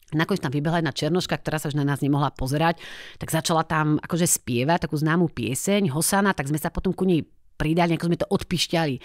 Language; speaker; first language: Slovak; native; Slovak